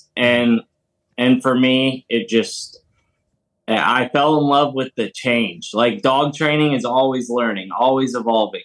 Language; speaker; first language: English; native; English